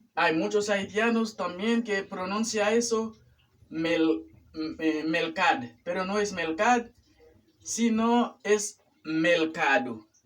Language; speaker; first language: Spanish; non-native, fluent; Haitian Creole